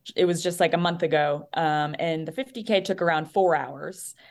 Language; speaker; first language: English; native; English